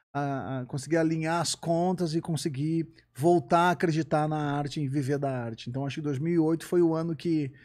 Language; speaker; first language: Portuguese; native; Portuguese